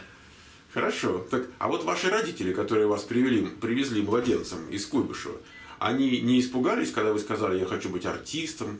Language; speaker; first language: Russian; native; Russian